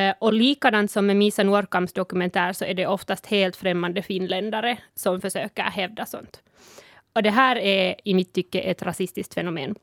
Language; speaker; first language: Swedish; non-native, local second language; Northern Sami